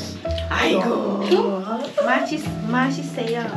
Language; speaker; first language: Malay; native; Malay